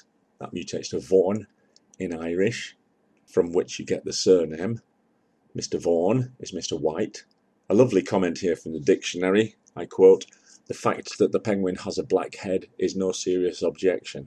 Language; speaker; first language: English; native; English